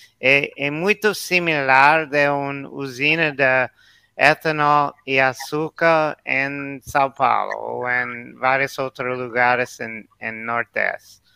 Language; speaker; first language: Portuguese; non-native, learner; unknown